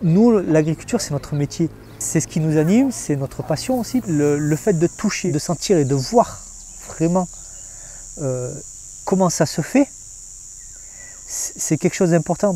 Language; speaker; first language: French; native; French